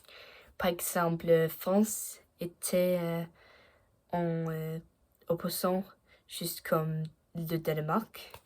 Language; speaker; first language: French; non-native, learner; Danish